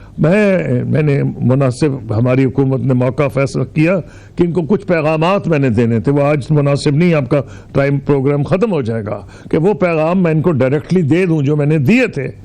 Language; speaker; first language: Urdu; non-native, local second language; Punjabi